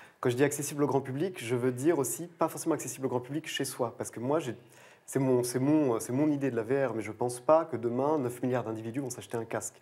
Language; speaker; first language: French; native; French